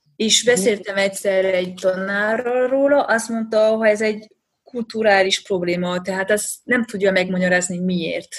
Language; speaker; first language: Hungarian; non-native, fluent; French